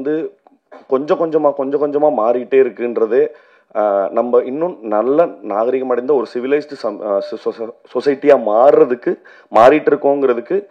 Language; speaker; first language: Tamil; native; Tamil